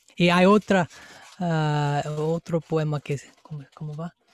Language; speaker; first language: Spanish; non-native, fluent; English